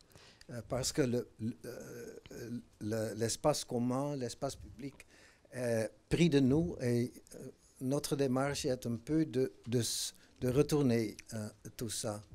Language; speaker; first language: French; non-native, fluent; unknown